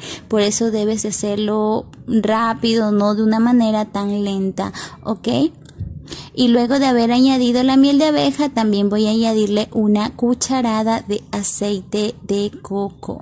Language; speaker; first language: Spanish; native; Spanish